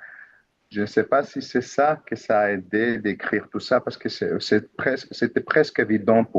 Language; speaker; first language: French; non-native, fluent; Greek